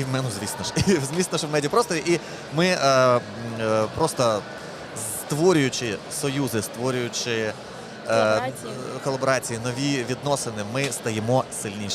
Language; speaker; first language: Ukrainian; native; Ukrainian